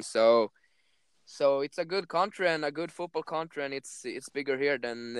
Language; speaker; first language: English; non-native, fluent; Swedish